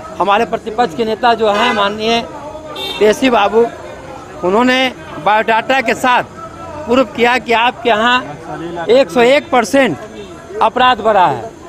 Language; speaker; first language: Hindi; native; Hindi